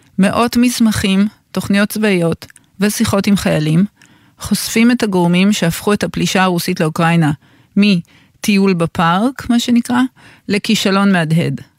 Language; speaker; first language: Hebrew; native; Hebrew